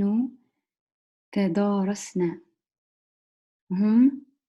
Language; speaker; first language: Arabic; non-native, learner; English